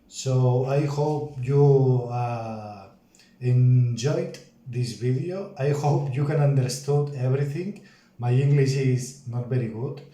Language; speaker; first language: English; non-native, learner; Spanish